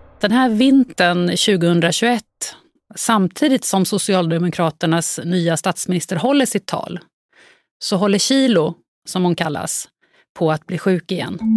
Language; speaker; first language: Swedish; native; Swedish